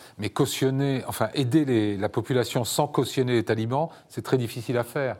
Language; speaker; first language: French; native; French